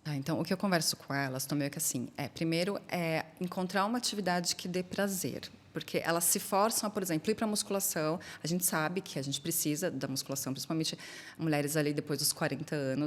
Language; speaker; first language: Portuguese; native; Portuguese